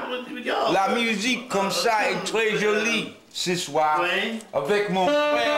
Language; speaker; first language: French; non-native, learner; English